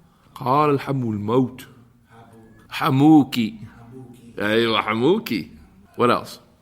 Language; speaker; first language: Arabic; non-native, fluent; English